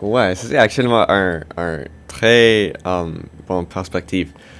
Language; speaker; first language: French; non-native, fluent; English